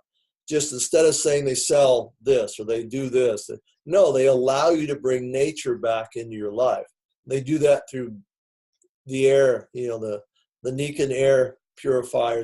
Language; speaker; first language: English; native; English